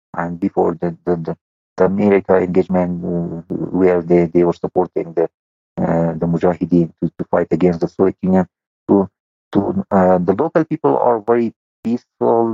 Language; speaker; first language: English; non-native, fluent; Persian